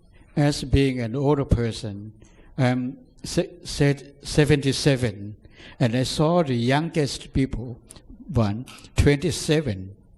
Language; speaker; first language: English; non-native, fluent; Thai